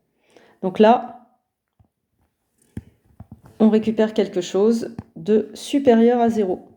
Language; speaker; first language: French; native; French